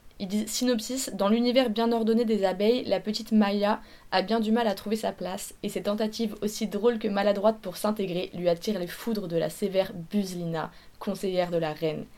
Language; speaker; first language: French; native; French